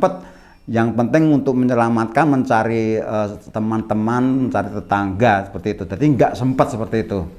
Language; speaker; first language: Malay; non-native, local second language; Javanese